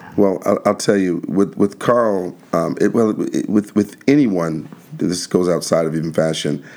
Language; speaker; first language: English; native; English